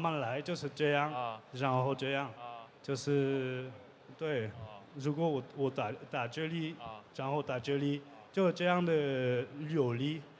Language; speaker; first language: Chinese; non-native, learner; French